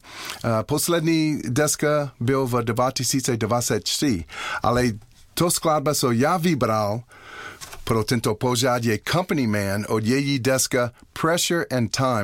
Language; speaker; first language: Czech; non-native, learner; English